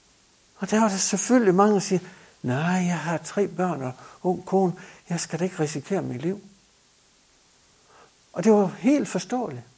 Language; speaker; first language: Danish; native; Danish